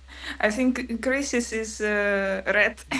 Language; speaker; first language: English; non-native, learner; Russian